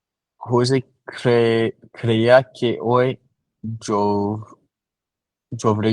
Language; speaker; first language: Spanish; non-native, learner; English